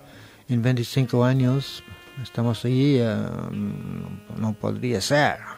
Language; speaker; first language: Spanish; non-native, learner; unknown